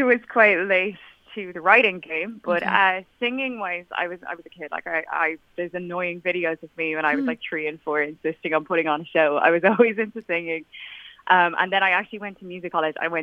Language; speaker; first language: English; native; English